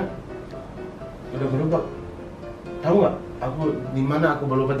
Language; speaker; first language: Indonesian; non-native, fluent; Japanese